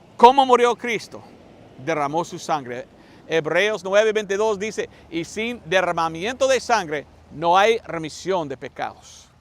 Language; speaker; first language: Spanish; non-native, fluent; English